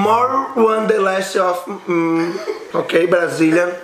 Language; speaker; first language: English; non-native, learner; Portuguese